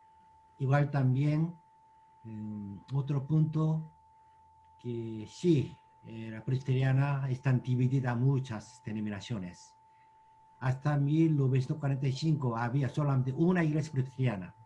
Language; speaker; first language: Spanish; non-native, learner; Korean